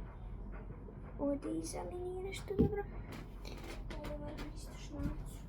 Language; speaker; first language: Bosnian; early bilingual, heritage; Bosnian